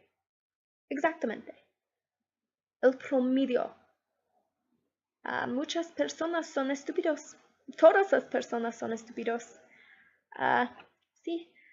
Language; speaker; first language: Spanish; non-native, learner; English